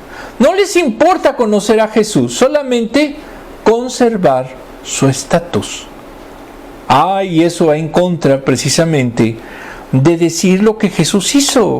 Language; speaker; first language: Spanish; native; Spanish